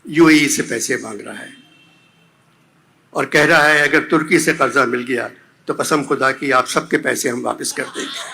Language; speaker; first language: Urdu; native; Urdu